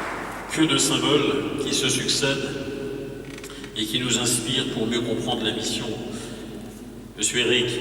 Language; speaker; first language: French; native; French